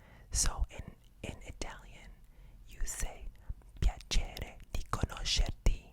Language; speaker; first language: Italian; non-native, learner; English